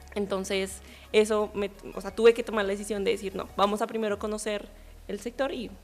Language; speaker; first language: Spanish; native; Spanish